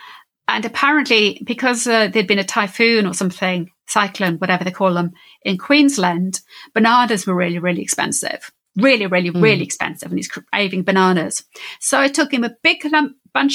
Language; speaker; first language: English; native; English